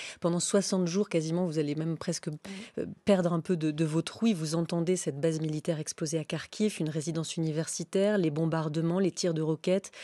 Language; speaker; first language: French; native; French